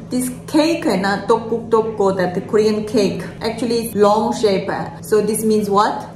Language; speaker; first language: Hindi; non-native, learner; Korean